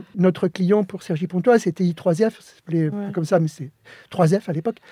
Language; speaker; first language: French; early bilingual, other home language; Spanish